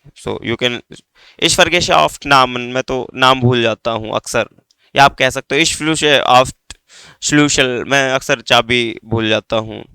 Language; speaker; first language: Hindi; native; Hindi